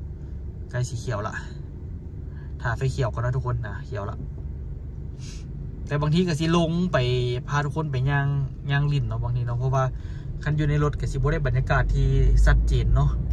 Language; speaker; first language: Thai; non-native, local second language; Northeastern Thai